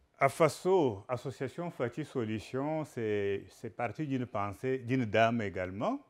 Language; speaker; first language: French; non-native, local second language; Lingala